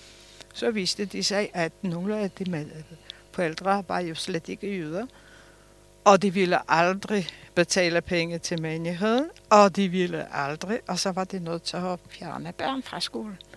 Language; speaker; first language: Danish; early bilingual, other home language; Polish